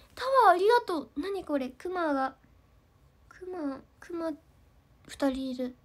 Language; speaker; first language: Japanese; native; Japanese